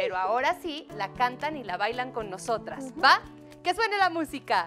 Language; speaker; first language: Spanish; native; Spanish